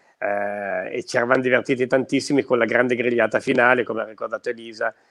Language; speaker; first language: Italian; native; Italian